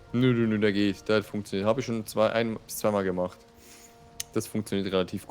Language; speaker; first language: German; native; German